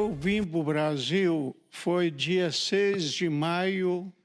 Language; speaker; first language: Portuguese; non-native, fluent; Arabic